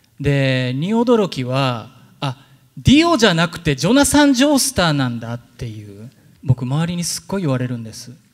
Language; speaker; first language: Japanese; native; Japanese